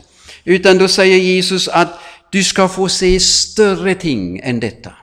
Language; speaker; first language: Swedish; non-native, fluent; German